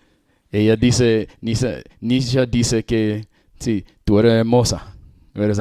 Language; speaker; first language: Spanish; non-native, learner; English